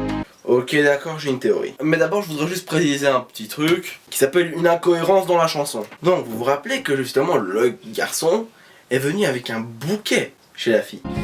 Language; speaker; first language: French; native; French